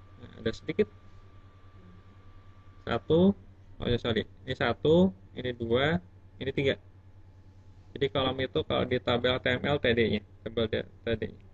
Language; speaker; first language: Indonesian; native; Indonesian